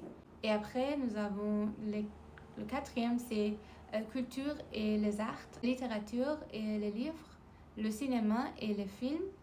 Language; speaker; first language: French; non-native, learner; Persian